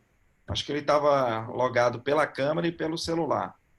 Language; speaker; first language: Portuguese; native; Portuguese